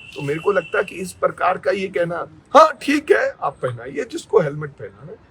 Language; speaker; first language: Hindi; non-native, local second language; Punjabi